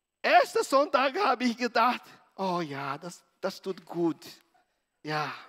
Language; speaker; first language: German; non-native, fluent; Portuguese